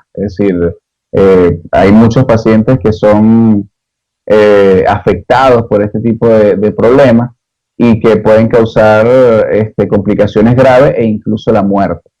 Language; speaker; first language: Spanish; native; Spanish